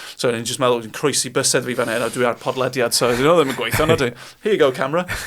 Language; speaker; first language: Welsh; non-native, local second language; English